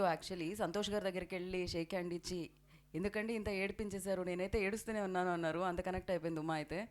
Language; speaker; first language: Telugu; native; Telugu